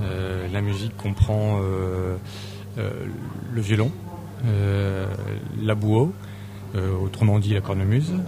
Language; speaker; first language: French; native; French